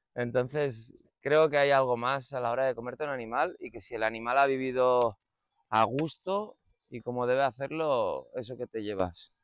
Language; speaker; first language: Spanish; native; Spanish